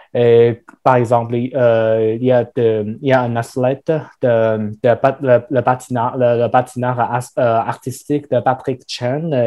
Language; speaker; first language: French; non-native, fluent; Chinese